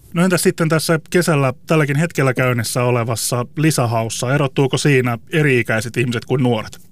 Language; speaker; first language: Finnish; native; Finnish